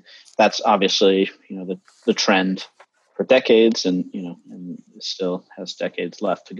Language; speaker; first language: English; native; English